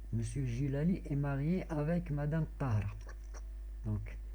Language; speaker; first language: French; non-native, local second language; Arabic